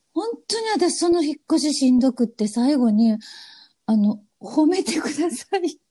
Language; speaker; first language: Japanese; native; Japanese